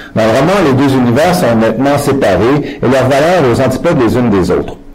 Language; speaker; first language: French; native; French